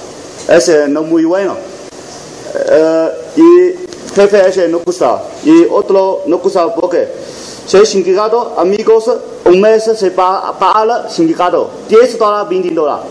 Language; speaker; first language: Spanish; non-native, learner; Chinese